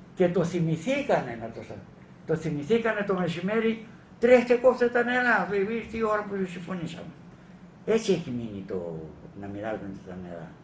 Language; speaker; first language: Greek; native; Greek